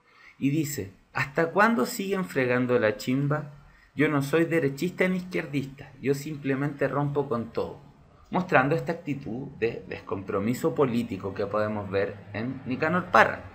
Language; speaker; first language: Spanish; native; Spanish